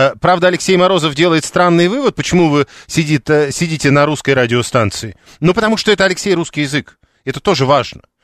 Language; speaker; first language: Russian; native; Russian